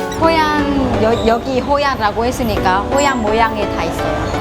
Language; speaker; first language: Korean; non-native, learner; Vietnamese